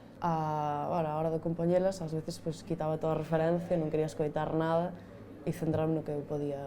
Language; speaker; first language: Galician; native; Galician